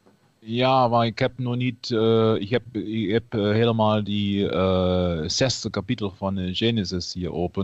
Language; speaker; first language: Dutch; non-native, learner; German